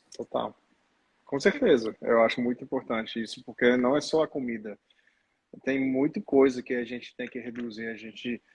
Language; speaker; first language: Portuguese; non-native, fluent; English